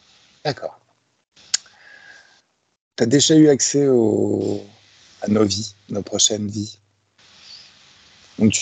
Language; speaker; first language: French; native; French